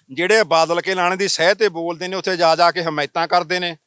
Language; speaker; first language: Punjabi; native; Punjabi